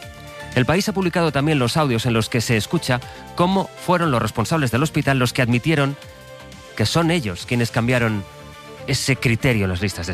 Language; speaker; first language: Spanish; native; Spanish